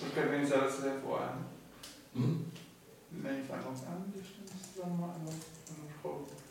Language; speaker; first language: Czech; native; Czech